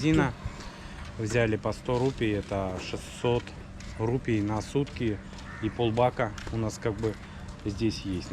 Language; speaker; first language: Russian; native; Russian